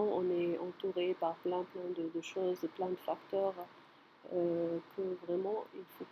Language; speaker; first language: French; non-native, fluent; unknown